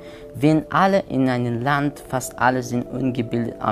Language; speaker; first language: German; non-native, learner; Persian